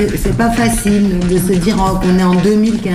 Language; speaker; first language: French; native; French